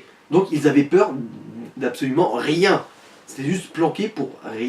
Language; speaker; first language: French; native; French